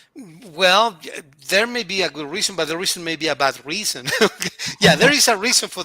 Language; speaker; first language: English; non-native, fluent; Spanish